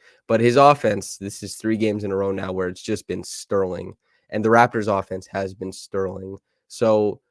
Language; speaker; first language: English; native; English